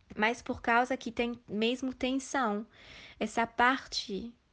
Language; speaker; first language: Portuguese; early bilingual, heritage; Portuguese